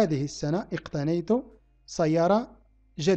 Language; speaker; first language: Arabic; native; Arabic